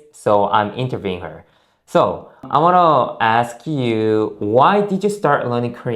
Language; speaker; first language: English; non-native, fluent; Korean